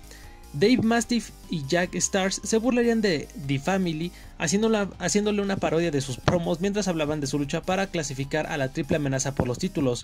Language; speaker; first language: Spanish; native; Spanish